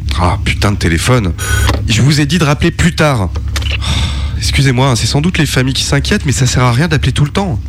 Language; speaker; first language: French; native; French